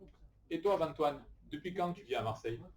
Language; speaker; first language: French; native; French